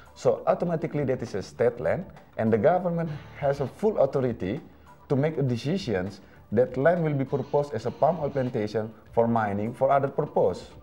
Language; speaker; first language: English; non-native, fluent; Indonesian